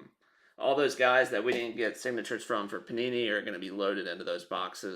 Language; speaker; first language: English; native; English